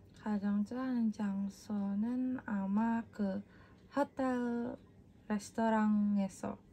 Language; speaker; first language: Korean; non-native, learner; Indonesian